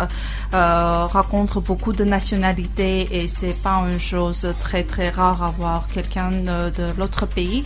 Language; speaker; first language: French; non-native, learner; Armenian